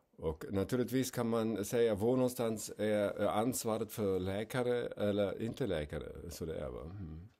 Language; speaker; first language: Swedish; non-native, fluent; German